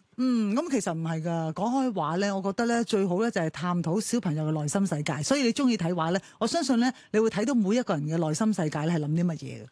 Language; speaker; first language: Cantonese; native; Cantonese